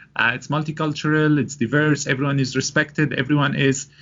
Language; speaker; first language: English; non-native, fluent; Arabic